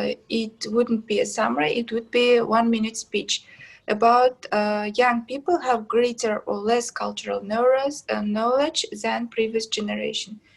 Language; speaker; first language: English; non-native, fluent; Kazakh